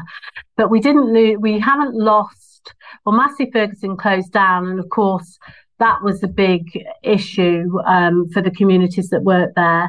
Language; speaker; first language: English; native; English